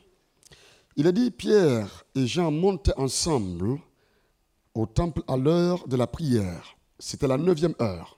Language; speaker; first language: French; non-native, local second language; Mossi